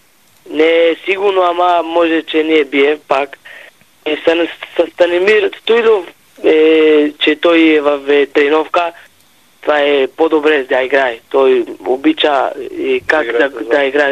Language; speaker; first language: Bulgarian; non-native, learner; Hebrew